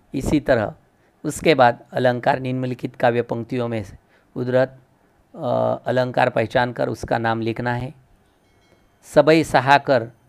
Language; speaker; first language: Hindi; non-native, local second language; Marathi